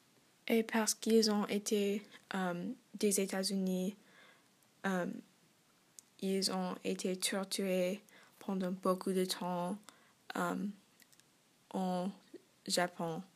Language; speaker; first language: French; non-native, learner; English